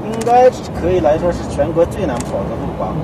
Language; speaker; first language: Chinese; native; Chinese